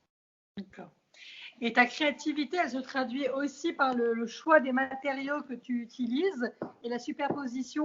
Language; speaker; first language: French; native; French